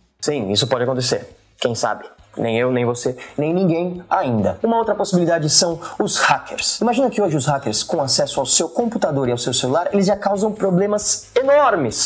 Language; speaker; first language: Portuguese; native; Portuguese